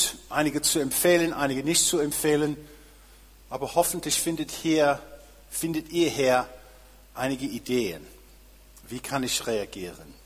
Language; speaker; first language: German; non-native, fluent; English